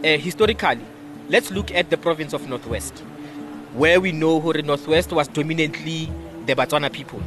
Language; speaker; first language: English; non-native, local second language; Northern Sotho